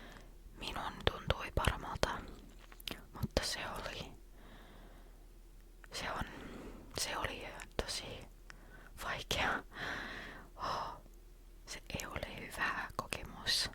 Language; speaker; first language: Finnish; non-native, learner; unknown